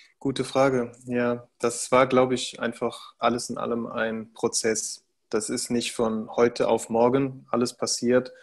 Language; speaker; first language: German; native; German